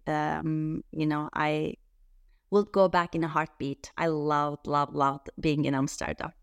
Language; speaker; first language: English; non-native, fluent; Turkish